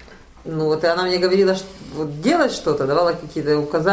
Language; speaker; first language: Russian; native; Russian